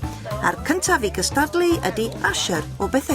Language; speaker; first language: Welsh; native; Welsh